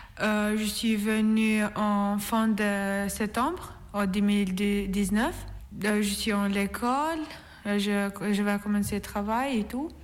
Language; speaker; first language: French; non-native, learner; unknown